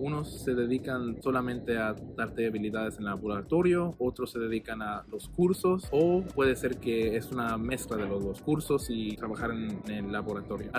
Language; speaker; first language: Spanish; early bilingual, heritage; Spanish